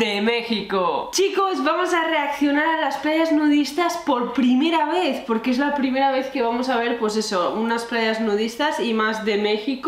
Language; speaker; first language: Spanish; native; Spanish